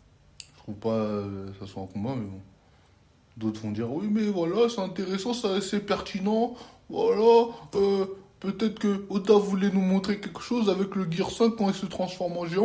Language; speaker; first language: French; native; French